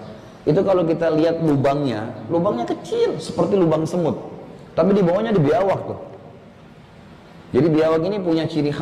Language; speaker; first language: Indonesian; native; Indonesian